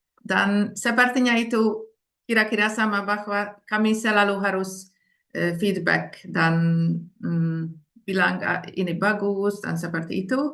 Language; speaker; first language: Indonesian; non-native, fluent; Hungarian